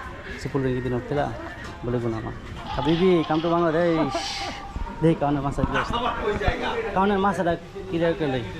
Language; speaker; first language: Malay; non-native, learner; Bangla